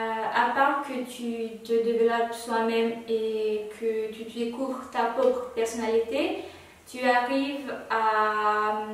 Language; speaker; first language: French; non-native, fluent; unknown